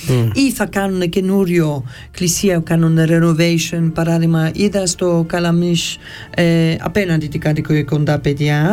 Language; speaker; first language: Greek; early bilingual, heritage; Greek